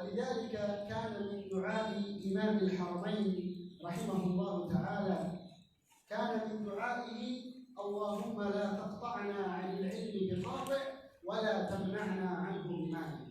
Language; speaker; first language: Arabic; native; Arabic